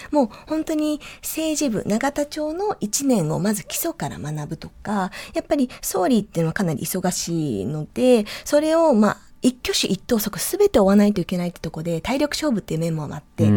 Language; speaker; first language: Japanese; native; Japanese